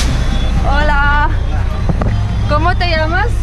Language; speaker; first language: Spanish; non-native, learner; English